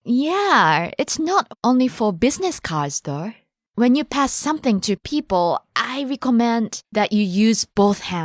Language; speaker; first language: English; non-native, fluent; Japanese